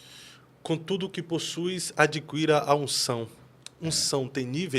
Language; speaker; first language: Portuguese; native; Portuguese